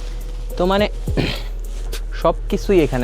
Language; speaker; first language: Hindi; non-native, fluent; Bangla